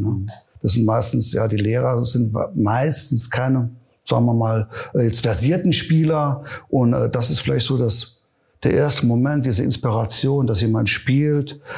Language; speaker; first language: German; native; German